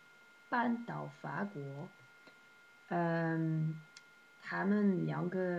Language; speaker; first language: Chinese; non-native, learner; Dutch